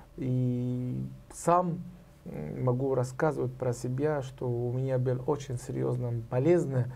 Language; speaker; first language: Russian; non-native, learner; Arabic